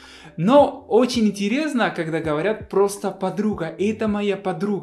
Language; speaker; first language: Russian; non-native, fluent; Spanish